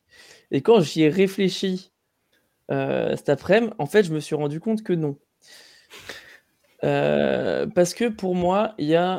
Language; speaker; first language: French; native; French